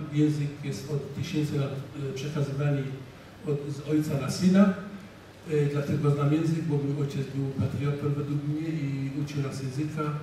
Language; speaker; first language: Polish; non-native, fluent; Assyrian Neo-Aramaic